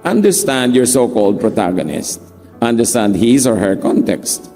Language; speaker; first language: English; non-native, local second language; Filipino